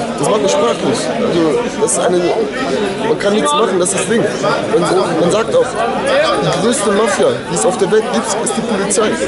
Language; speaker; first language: German; early bilingual, other home language; Turkish